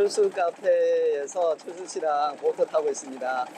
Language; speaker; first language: Korean; native; Korean